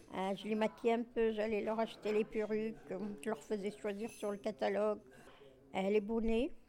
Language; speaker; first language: French; non-native, local second language; Arabic